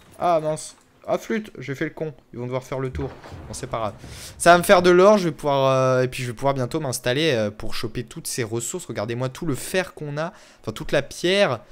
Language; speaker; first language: French; native; French